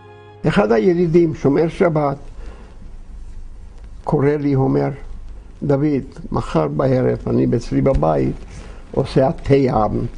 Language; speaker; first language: Hebrew; non-native, fluent; Yiddish